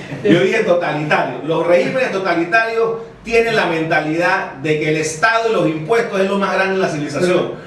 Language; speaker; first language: Spanish; native; Spanish